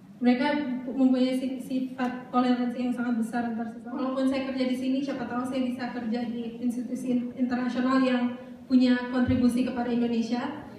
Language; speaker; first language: Indonesian; native; Indonesian